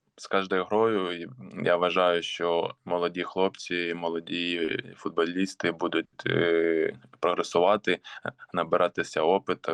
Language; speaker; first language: Ukrainian; non-native, local second language; Russian